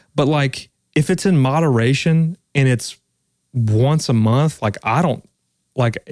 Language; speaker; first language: English; native; English